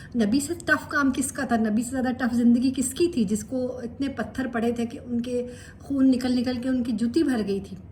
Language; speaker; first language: Urdu; native; Urdu